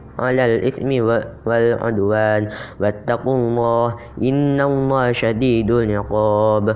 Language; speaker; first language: Arabic; non-native, learner; Indonesian